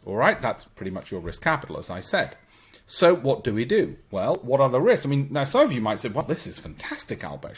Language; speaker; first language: English; native; English